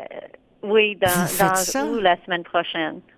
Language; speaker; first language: French; non-native, local second language; English